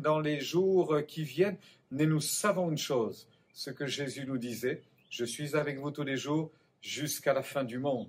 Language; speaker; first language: French; native; French